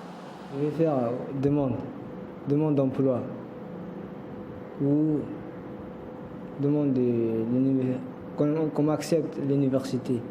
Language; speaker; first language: French; non-native, learner; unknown